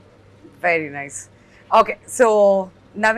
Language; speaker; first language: Telugu; native; Telugu